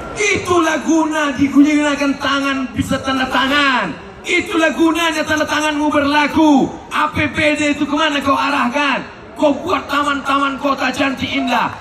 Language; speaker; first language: Indonesian; native; Indonesian